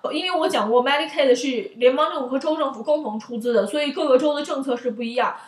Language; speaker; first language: Chinese; native; Chinese